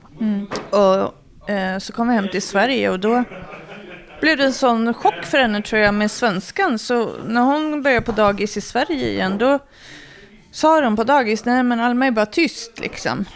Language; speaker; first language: Swedish; native; Swedish